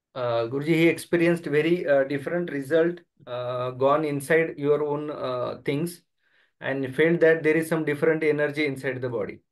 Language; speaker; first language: English; non-native, local second language; Marathi